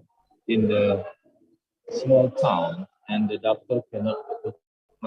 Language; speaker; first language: English; non-native, learner; Indonesian